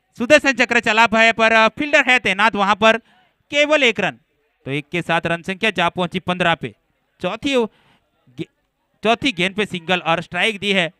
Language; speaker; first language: Hindi; non-native, local second language; Gujarati